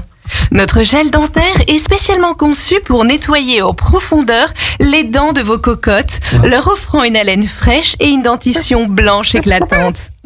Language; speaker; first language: French; native; French